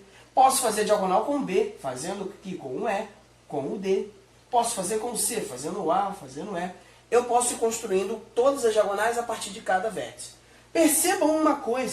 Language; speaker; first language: Portuguese; native; Portuguese